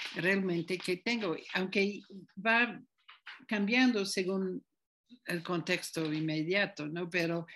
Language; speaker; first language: Spanish; non-native, fluent; English